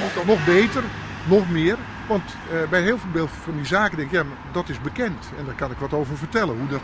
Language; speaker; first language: Dutch; native; Dutch